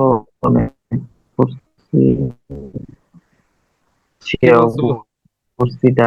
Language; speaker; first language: Chinese; non-native, learner; Bangla